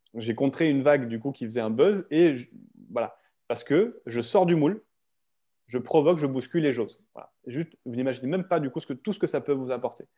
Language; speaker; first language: French; native; French